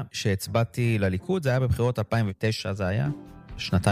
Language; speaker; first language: Hebrew; native; Hebrew